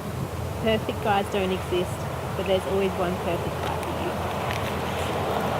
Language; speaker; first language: English; native; English